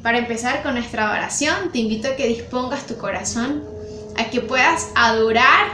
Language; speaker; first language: Spanish; native; Spanish